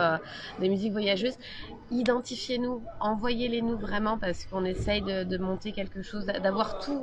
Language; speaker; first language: French; native; French